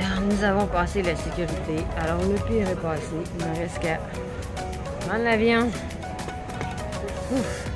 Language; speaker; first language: French; native; French